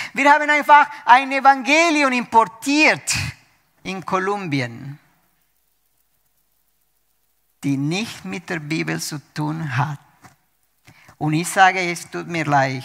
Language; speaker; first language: German; non-native, fluent; Spanish